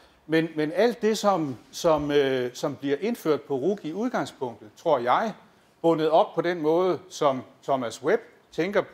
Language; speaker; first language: Danish; native; Danish